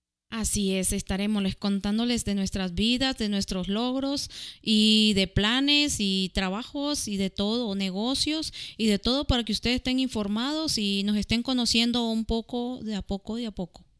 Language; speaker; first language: Spanish; native; Spanish